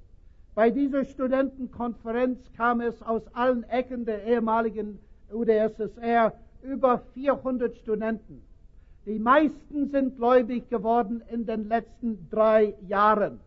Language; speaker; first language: German; non-native, fluent; English